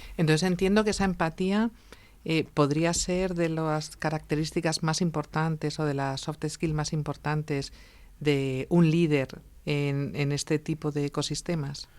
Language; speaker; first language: Spanish; native; Spanish